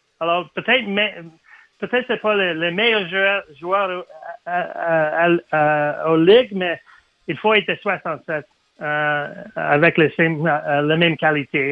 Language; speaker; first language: French; non-native, learner; English